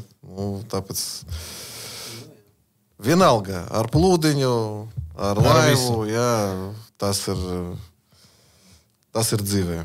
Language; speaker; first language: Latvian; non-native, learner; Russian